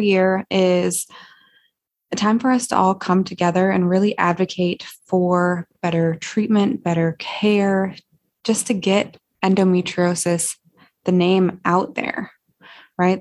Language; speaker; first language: English; native; English